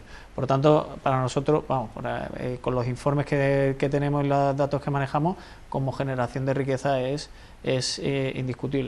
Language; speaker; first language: Spanish; native; Spanish